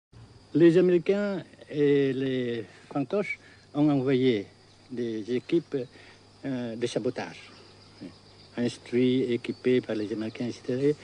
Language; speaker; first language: French; non-native, fluent; Vietnamese